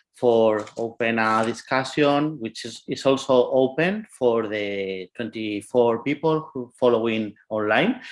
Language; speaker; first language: English; non-native, fluent; Catalan